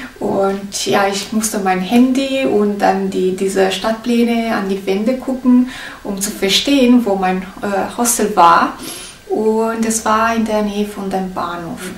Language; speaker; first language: German; non-native, learner; Italian